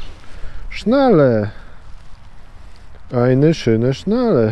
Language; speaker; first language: German; non-native, learner; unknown